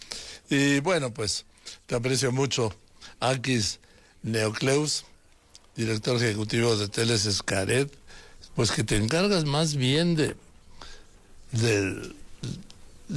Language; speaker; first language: Spanish; native; Spanish